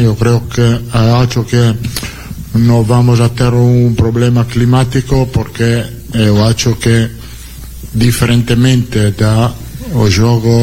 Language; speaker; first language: Portuguese; non-native, learner; Italian